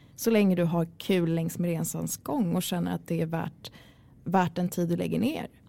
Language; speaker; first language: Swedish; early bilingual, other home language; Kurdish